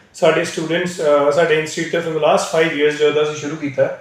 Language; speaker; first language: Hindi; non-native, local second language; Punjabi